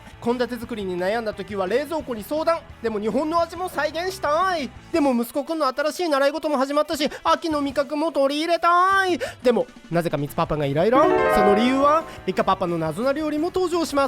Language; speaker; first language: Japanese; native; Japanese